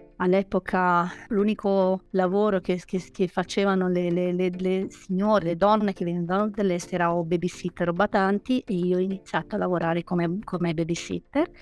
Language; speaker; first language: Italian; non-native, fluent; Hungarian